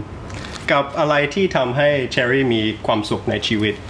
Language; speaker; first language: Thai; early bilingual, heritage; Thai